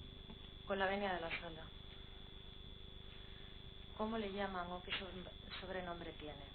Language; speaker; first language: Spanish; native; Spanish